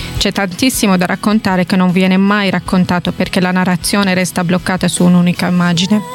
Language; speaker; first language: Italian; non-native, fluent; Arabic